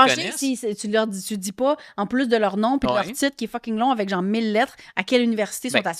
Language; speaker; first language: French; native; French